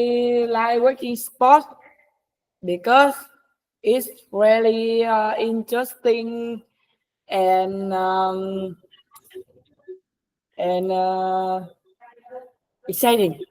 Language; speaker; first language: English; non-native, learner; Vietnamese